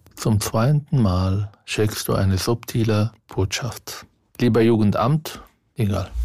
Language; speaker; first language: German; non-native, fluent; Arabic